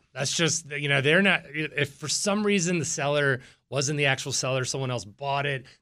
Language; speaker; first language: English; native; English